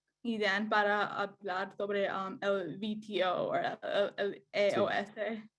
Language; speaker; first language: Spanish; non-native, learner; English